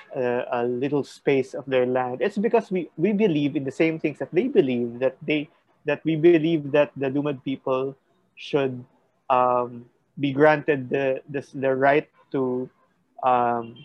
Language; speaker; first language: English; non-native, local second language; Filipino